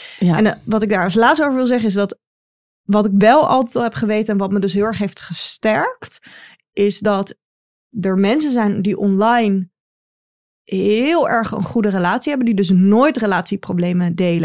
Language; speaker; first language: Dutch; native; Dutch